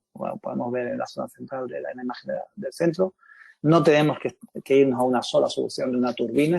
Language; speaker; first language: Spanish; native; Spanish